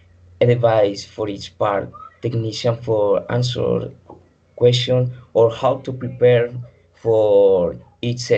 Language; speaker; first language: English; non-native, learner; Spanish